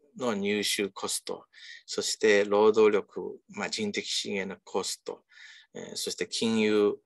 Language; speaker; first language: Japanese; non-native, fluent; Chinese